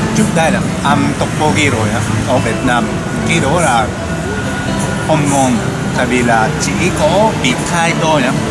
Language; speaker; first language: Vietnamese; non-native, learner; Japanese